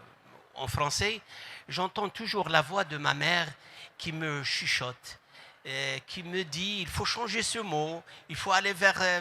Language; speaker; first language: French; non-native, local second language; Arabic